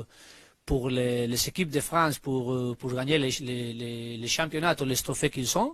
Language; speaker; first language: French; non-native, learner; Spanish